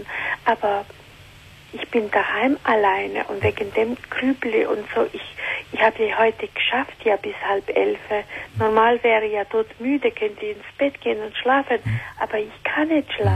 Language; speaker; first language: German; non-native, learner; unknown